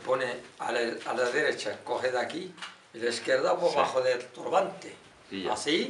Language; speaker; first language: Spanish; non-native, learner; Arabic